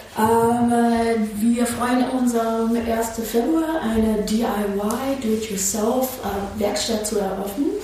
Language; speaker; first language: German; non-native, fluent; English